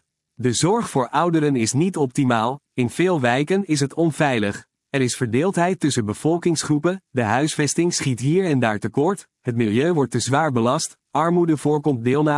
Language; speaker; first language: Dutch; native; Dutch